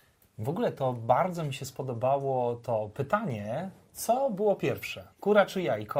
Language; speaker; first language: Polish; native; Polish